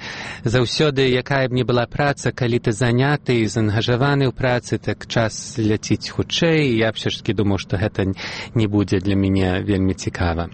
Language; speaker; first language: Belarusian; early bilingual, heritage; Belarusian